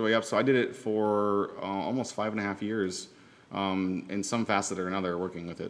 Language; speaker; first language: English; native; English